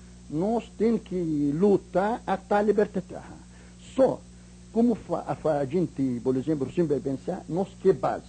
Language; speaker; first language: Portuguese; non-native, learner; Arabic